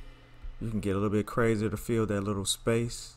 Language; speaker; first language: English; native; English